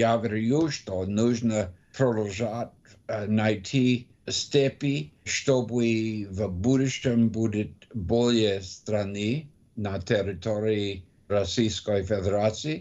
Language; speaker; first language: Russian; non-native, learner; English